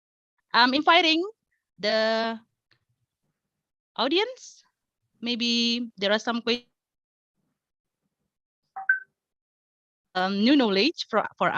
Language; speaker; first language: English; non-native, fluent; Indonesian